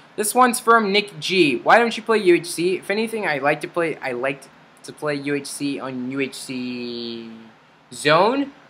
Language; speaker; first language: English; native; English